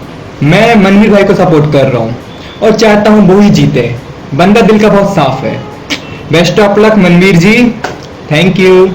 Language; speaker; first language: Hindi; native; Hindi